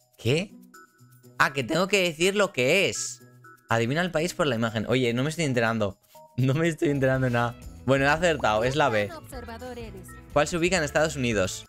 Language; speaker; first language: Spanish; native; Spanish